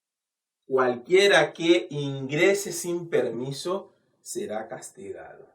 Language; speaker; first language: Spanish; non-native, fluent; Haitian Creole